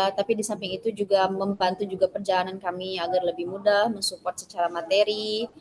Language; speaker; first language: Indonesian; native; Indonesian